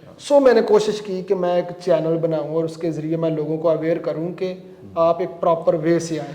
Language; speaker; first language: Urdu; non-native, local second language; Punjabi